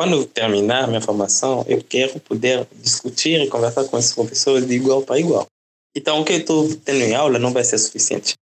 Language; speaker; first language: Portuguese; non-native, fluent; French